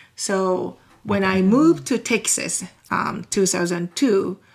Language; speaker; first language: English; non-native, fluent; Japanese